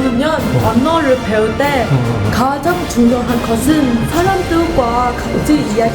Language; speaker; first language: Korean; non-native, learner; Vietnamese